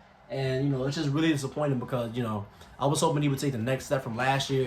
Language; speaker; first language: English; native; English